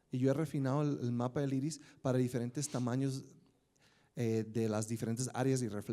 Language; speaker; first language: Spanish; native; Spanish